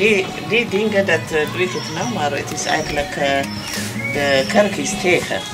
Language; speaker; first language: Dutch; non-native, learner; Amharic